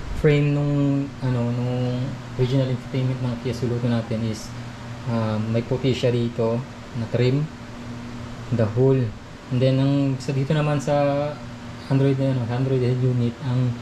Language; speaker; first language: Filipino; non-native, local second language; Cebuano